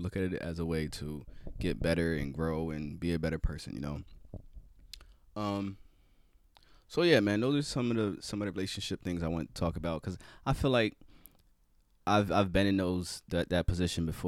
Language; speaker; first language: English; native; English